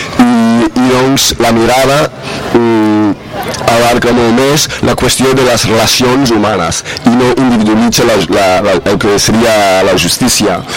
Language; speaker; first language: Catalan; non-native, fluent; English